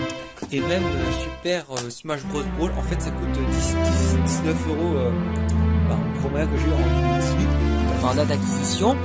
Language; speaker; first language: French; native; French